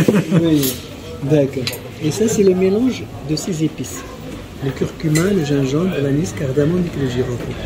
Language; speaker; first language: French; non-native, local second language; Arabic